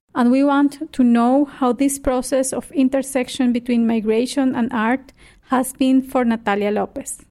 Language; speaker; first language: English; non-native, fluent; Spanish